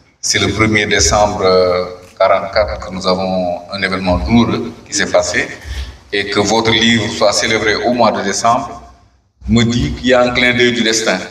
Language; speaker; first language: French; non-native, local second language; Wolof